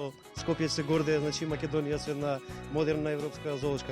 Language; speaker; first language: Macedonian; native; Macedonian